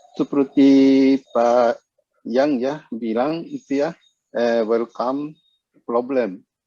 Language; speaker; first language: Indonesian; non-native, fluent; Japanese